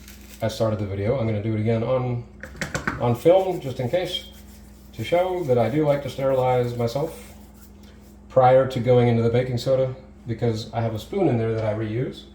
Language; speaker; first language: English; native; English